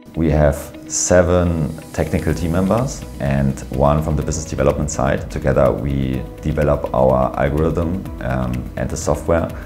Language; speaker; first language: English; non-native, fluent; German